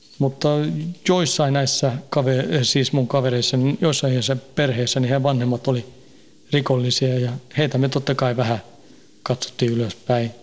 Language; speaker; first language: Finnish; early bilingual, heritage; Finnish